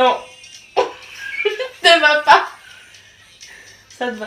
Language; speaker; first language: French; native; French